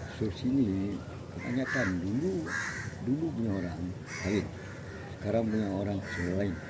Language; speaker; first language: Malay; non-native, local second language; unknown